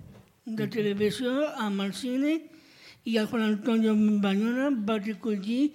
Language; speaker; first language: Catalan; non-native, local second language; Spanish